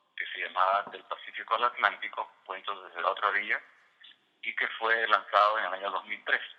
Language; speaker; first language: Spanish; native; Spanish